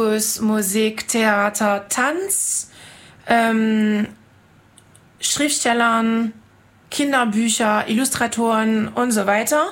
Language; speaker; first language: German; non-native, fluent; French